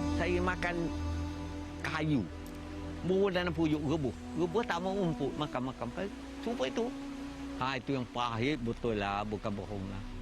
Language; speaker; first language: Malay; non-native, local second language; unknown